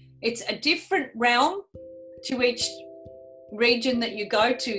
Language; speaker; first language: English; native; English